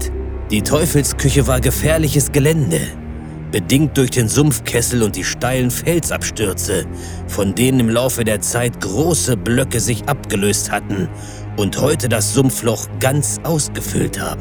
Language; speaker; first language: German; native; German